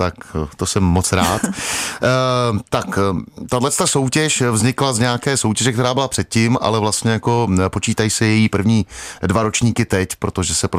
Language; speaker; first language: Czech; native; Czech